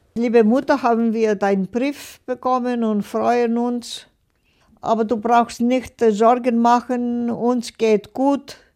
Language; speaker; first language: German; non-native, learner; Greek